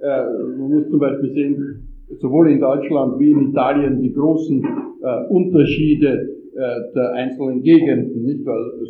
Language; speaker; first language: German; non-native, fluent; Italian